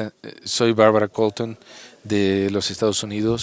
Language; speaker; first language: Spanish; non-native, fluent; English